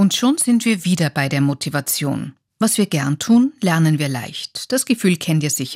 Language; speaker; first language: German; native; German